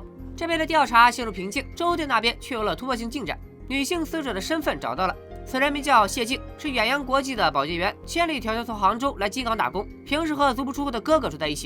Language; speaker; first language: Chinese; native; Chinese